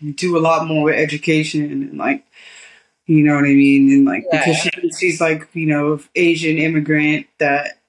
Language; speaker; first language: English; early bilingual, other home language; Malay